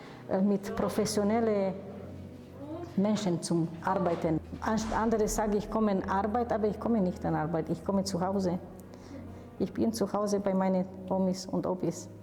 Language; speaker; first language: German; non-native, fluent; Romanian